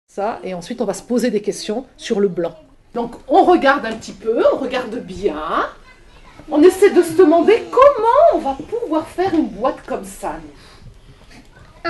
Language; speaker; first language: French; native; French